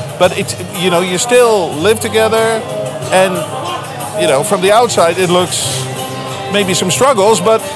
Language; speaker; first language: English; non-native, fluent; Dutch